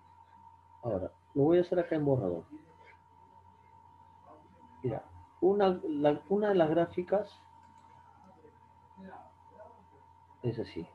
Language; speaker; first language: Spanish; native; Spanish